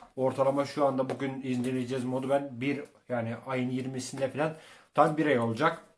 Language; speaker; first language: Turkish; native; Turkish